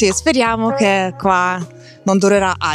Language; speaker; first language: Italian; non-native, fluent; Russian